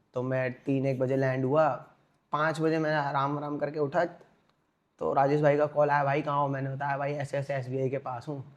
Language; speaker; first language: Hindi; native; Hindi